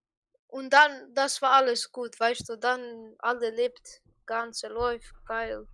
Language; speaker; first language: German; non-native, learner; Croatian